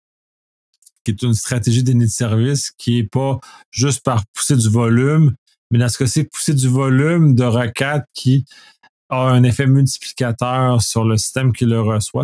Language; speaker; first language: French; native; French